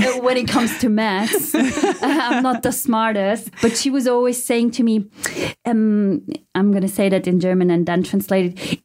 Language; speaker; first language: English; early bilingual, heritage; German